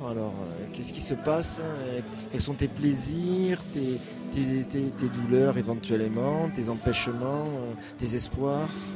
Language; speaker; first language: French; native; French